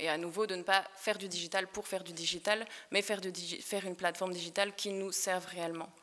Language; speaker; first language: French; native; French